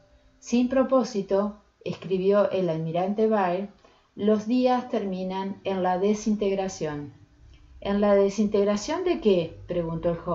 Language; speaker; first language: Spanish; native; Spanish